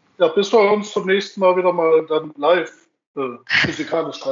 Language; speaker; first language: German; native; German